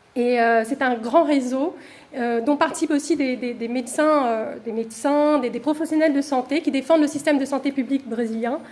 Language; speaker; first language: French; non-native, fluent; Portuguese